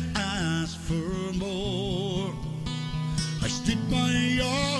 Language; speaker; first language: English; native; English